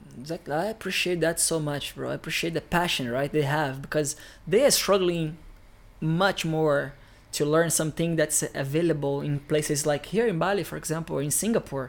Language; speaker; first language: English; non-native, fluent; Portuguese